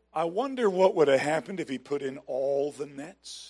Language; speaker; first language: English; native; English